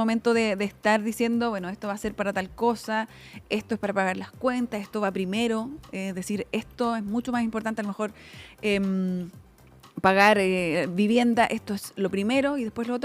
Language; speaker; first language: Spanish; native; Spanish